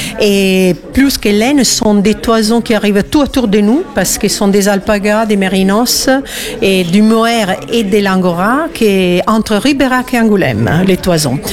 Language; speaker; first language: French; non-native, learner; Italian